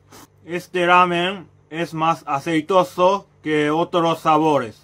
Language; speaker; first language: Spanish; non-native, learner; Japanese